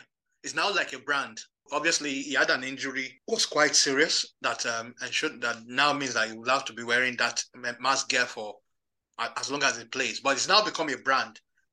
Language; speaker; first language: English; non-native, local second language; Yoruba